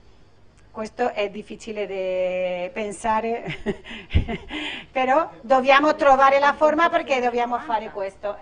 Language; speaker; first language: Italian; non-native, learner; Spanish